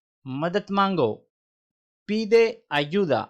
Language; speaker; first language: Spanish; non-native, fluent; Urdu